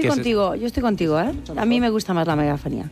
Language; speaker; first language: Spanish; native; Spanish